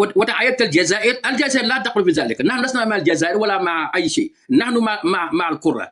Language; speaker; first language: Arabic; non-native, fluent; Wolof